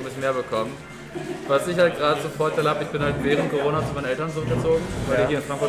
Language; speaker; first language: German; native; German